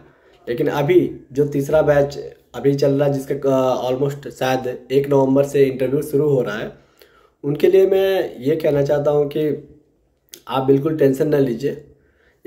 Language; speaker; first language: Hindi; native; Hindi